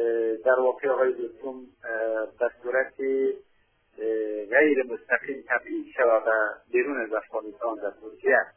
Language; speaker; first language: Persian; native; Persian